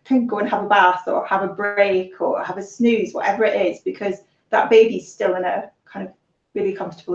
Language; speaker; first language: English; native; English